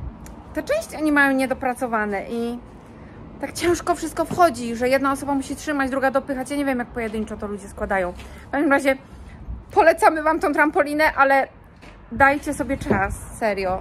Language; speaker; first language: Polish; native; Polish